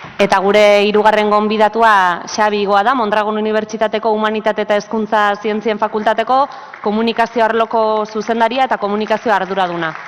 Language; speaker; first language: Basque; native; Basque